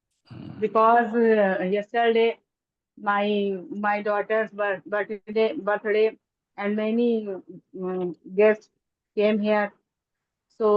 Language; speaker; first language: English; non-native, learner; Hindi